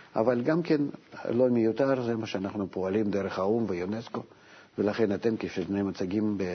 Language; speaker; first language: Hebrew; non-native, fluent; Russian